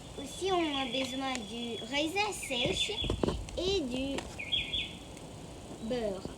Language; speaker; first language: French; non-native, learner; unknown